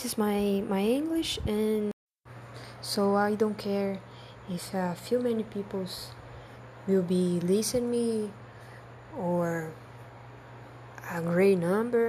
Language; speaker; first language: English; non-native, learner; Portuguese